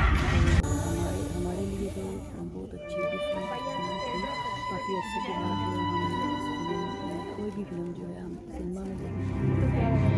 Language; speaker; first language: Urdu; native; Urdu